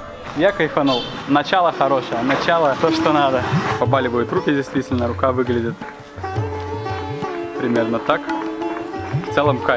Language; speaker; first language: Russian; native; Russian